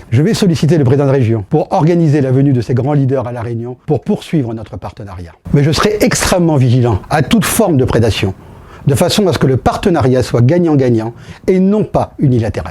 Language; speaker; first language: French; native; French